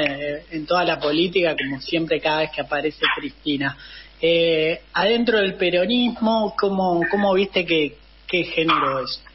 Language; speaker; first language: Spanish; native; Spanish